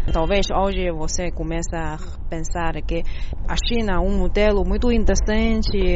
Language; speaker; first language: Portuguese; non-native, learner; Chinese